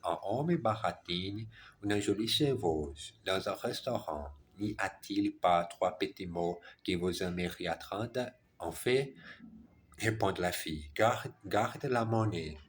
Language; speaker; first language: French; non-native, learner; German